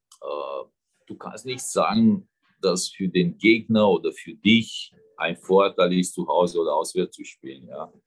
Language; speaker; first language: German; non-native, fluent; Romanian